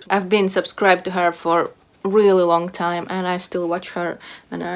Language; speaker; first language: English; non-native, fluent; Latvian